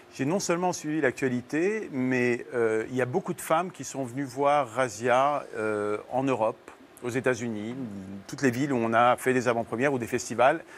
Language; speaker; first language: French; native; French